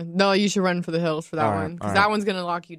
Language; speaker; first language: English; native; English